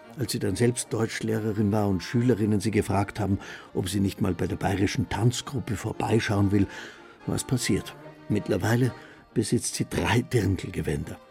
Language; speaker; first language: German; native; German